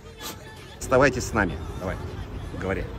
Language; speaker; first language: Russian; native; Russian